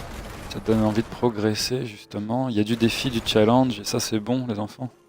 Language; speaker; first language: French; native; French